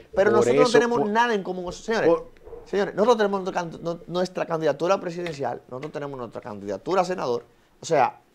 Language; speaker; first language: Spanish; native; Spanish